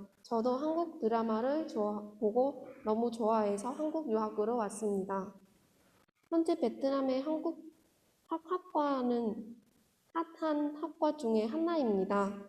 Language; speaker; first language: Korean; non-native, fluent; Vietnamese